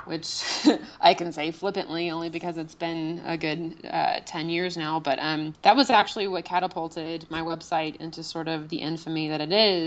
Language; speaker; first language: English; native; English